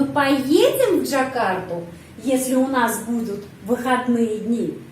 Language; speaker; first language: Russian; non-native, fluent; Indonesian